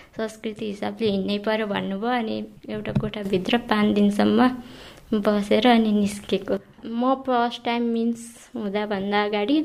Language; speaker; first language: Nepali; native; Nepali